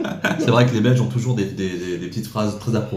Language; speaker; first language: French; native; French